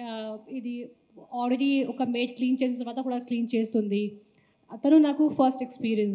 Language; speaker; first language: Telugu; non-native, fluent; Hindi